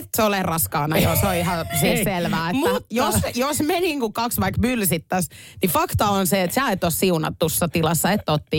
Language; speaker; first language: Finnish; native; Finnish